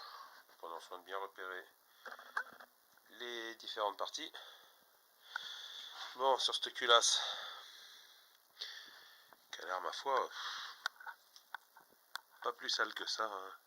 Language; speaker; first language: French; native; French